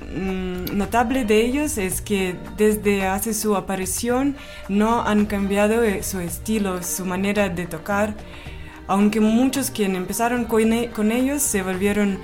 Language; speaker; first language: Spanish; non-native, fluent; Russian